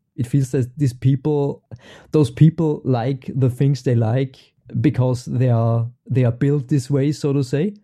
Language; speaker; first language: English; non-native, fluent; German